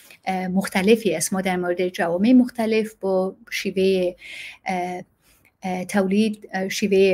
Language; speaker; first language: Persian; native; Persian